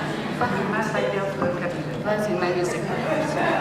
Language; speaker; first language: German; non-native, learner; Kabyle